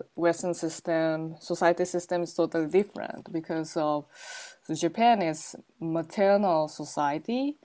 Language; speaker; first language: English; non-native, learner; Japanese